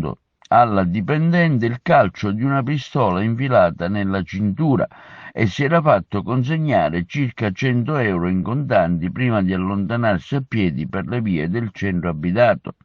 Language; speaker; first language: Italian; native; Italian